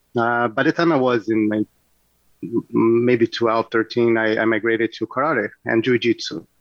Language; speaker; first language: English; non-native, fluent; Portuguese